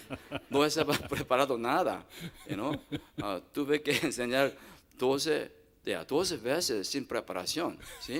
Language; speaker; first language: Spanish; non-native, learner; Korean